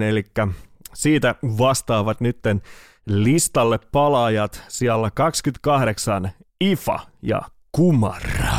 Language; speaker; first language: Finnish; native; Finnish